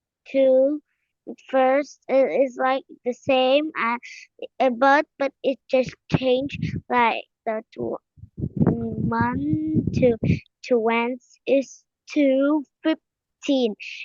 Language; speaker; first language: English; non-native, learner; Vietnamese